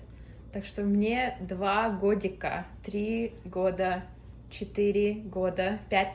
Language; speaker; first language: Russian; early bilingual, heritage; Russian